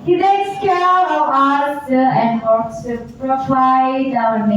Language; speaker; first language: English; non-native, learner; Indonesian